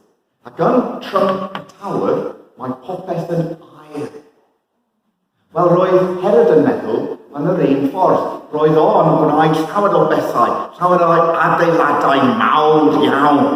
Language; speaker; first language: Welsh; non-native, fluent; English